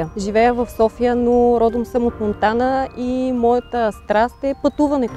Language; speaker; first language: Bulgarian; native; Bulgarian